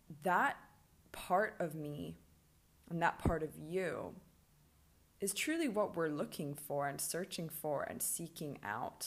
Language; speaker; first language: English; native; English